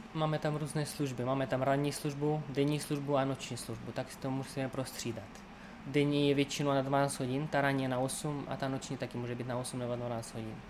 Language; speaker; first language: Czech; non-native, fluent; Romanian